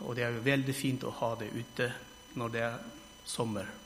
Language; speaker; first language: Norwegian; non-native, fluent; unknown